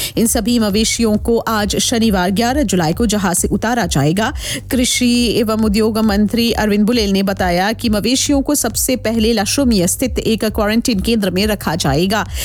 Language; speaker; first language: Hindi; non-native, local second language; Morisyen